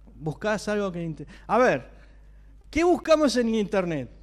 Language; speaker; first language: Spanish; native; Spanish